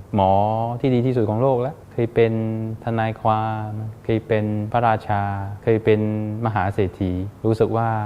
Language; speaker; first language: Thai; non-native, fluent; Malay